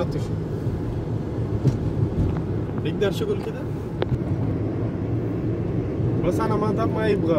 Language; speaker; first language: Arabic; non-native, learner; Indonesian